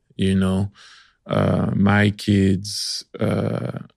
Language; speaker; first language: English; early bilingual, other home language; French